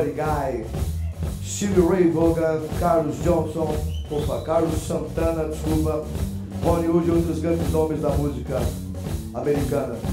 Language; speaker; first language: Portuguese; native; Portuguese